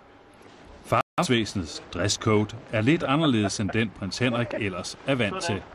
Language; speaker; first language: Danish; native; Danish